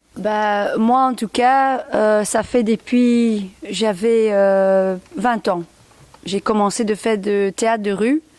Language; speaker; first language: French; non-native, fluent; English